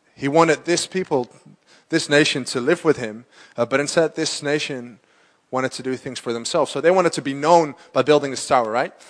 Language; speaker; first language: English; non-native, fluent; Dutch